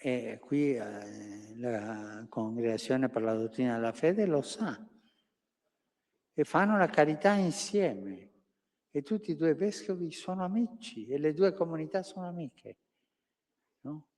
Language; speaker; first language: Italian; non-native, fluent; Spanish